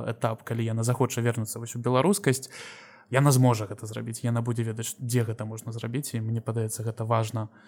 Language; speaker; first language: Belarusian; non-native, local second language; Russian